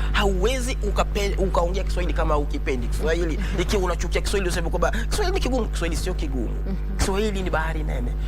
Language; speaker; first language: Swahili; native; Swahili